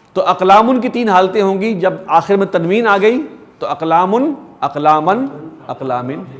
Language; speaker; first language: Urdu; native; Urdu